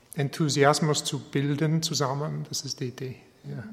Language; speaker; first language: German; non-native, fluent; English